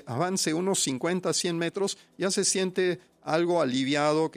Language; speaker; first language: Spanish; non-native, fluent; German